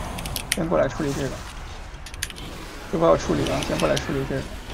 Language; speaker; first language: Chinese; native; Chinese